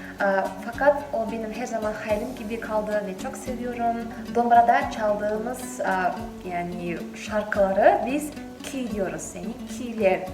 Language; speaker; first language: Turkish; non-native, fluent; Kazakh